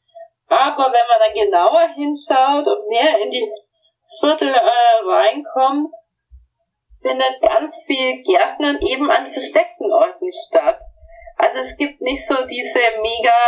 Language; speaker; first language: German; native; German